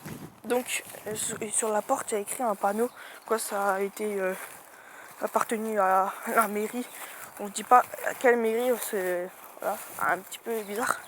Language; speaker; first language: French; native; French